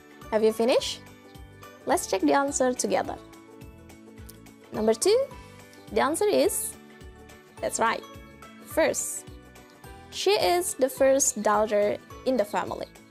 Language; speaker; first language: English; non-native, fluent; Indonesian